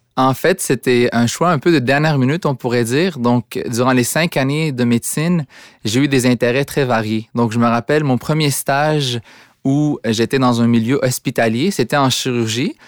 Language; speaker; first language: French; early bilingual, other home language; Arabic